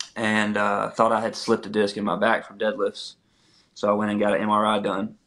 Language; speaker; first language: English; native; English